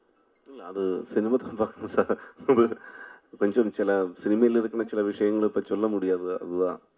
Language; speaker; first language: Tamil; non-native, learner; Malayalam